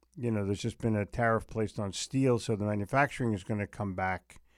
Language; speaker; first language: English; native; English